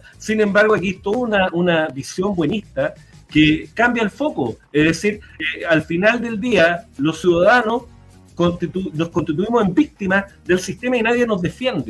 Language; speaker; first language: Spanish; native; Spanish